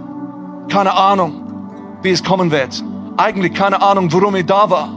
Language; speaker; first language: German; non-native, fluent; English